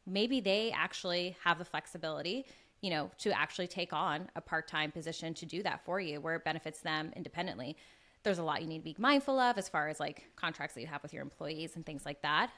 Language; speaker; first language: English; native; English